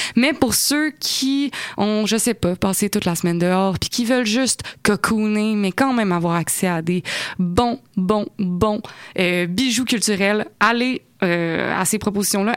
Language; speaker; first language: French; native; French